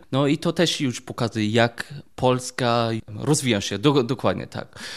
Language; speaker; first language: Polish; non-native, learner; German